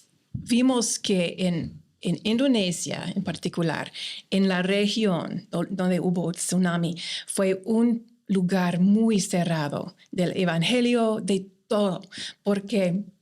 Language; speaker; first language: Spanish; non-native, fluent; English